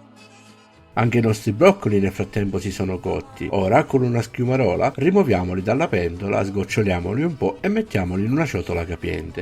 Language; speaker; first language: Italian; native; Italian